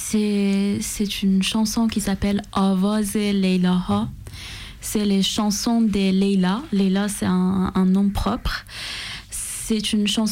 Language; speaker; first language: French; non-native, fluent; Persian